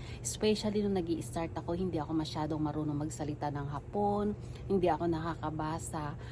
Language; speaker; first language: Filipino; native; Filipino